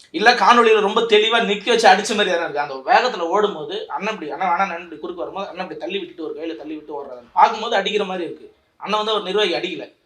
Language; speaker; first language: Tamil; native; Tamil